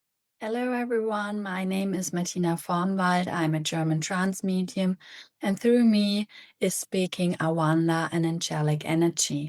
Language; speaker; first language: English; non-native, fluent; German